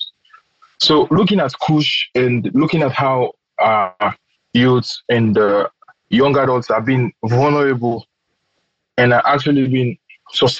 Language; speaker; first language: English; non-native, local second language; Krio